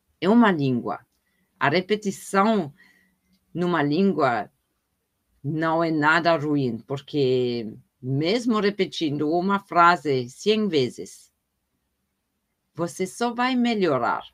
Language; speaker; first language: Portuguese; non-native, fluent; German